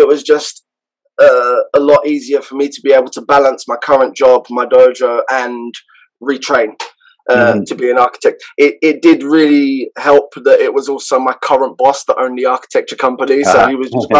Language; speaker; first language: English; native; English